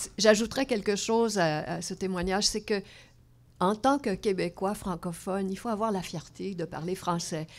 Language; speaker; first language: French; native; French